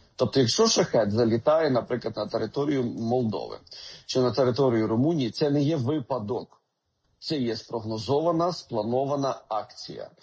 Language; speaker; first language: Ukrainian; native; Ukrainian